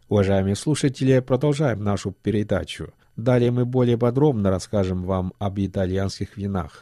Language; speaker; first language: Russian; non-native, fluent; Chinese